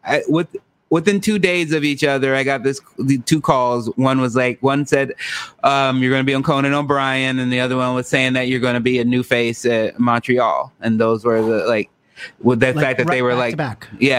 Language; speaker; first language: English; native; English